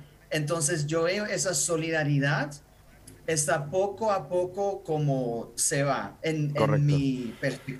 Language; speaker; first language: Spanish; non-native, fluent; Ukrainian